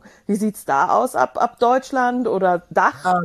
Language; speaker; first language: German; native; German